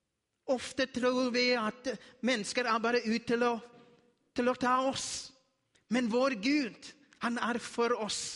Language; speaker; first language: Norwegian; non-native, learner; Afrikaans